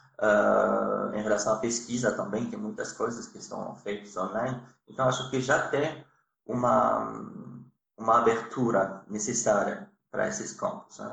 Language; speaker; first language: Portuguese; non-native, fluent; French